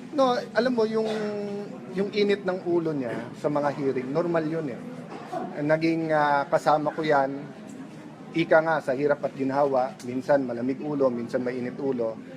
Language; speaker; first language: Filipino; native; Filipino